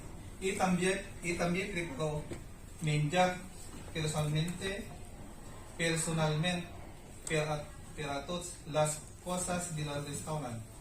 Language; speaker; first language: Spanish; non-native, learner; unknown